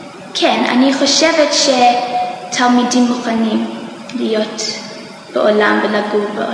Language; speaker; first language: Hebrew; non-native, learner; English